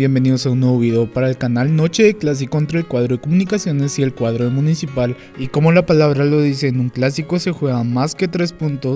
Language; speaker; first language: Spanish; native; Spanish